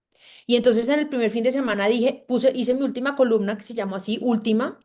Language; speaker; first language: Spanish; native; Spanish